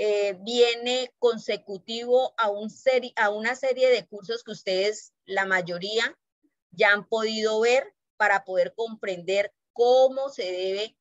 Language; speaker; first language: Spanish; native; Spanish